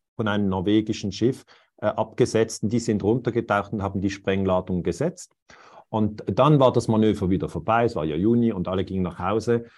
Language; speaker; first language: German; native; German